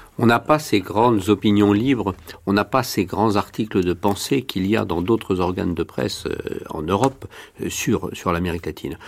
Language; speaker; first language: French; native; French